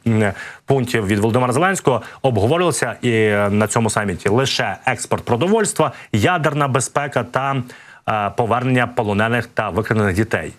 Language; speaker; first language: Ukrainian; native; Ukrainian